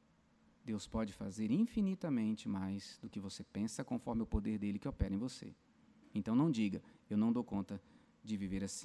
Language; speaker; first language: Portuguese; native; Portuguese